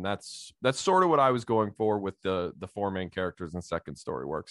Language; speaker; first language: English; native; English